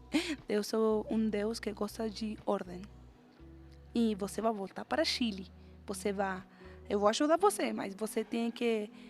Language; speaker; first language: Portuguese; non-native, fluent; Spanish